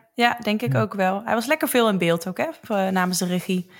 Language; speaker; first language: Dutch; native; Dutch